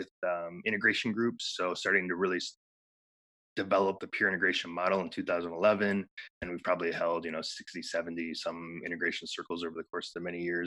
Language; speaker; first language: English; native; English